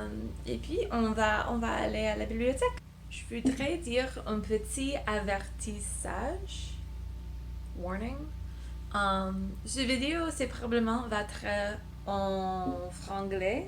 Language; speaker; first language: French; non-native, learner; English